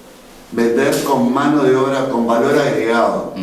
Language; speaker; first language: Spanish; native; Spanish